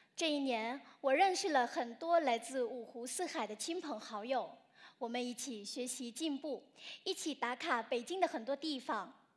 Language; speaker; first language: Chinese; non-native, fluent; Vietnamese